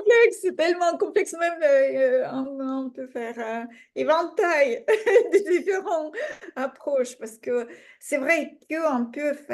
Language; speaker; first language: French; non-native, fluent; Russian